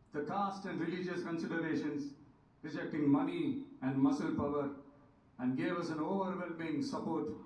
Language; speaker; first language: English; non-native, local second language; Tamil